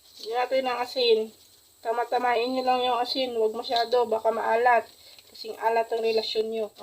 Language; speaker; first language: Filipino; non-native, local second language; Hiligaynon